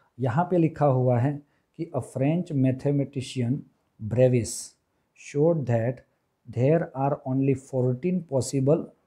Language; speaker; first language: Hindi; non-native, local second language; Gujarati